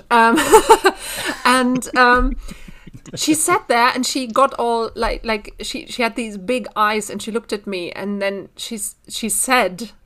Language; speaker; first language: English; non-native, fluent; German